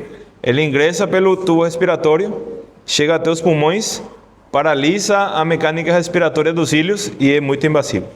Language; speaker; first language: Spanish; non-native, fluent; Portuguese